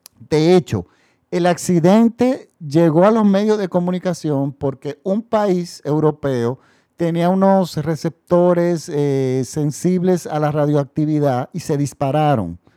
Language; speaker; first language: Spanish; native; Spanish